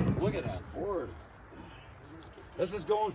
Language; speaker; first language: English; native; English